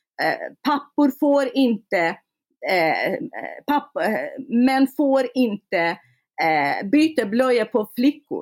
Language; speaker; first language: Swedish; non-native, fluent; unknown